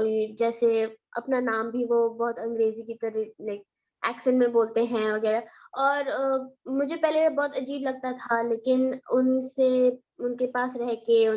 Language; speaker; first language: Hindi; early bilingual, heritage; Hindi